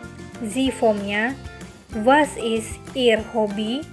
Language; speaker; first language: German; non-native, learner; Indonesian